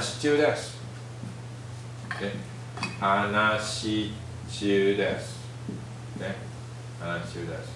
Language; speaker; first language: English; non-native, fluent; Japanese